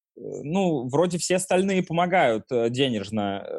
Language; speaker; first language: Russian; native; Russian